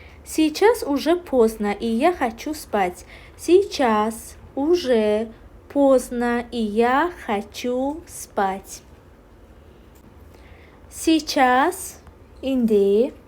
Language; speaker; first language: Russian; non-native, learner; Azerbaijani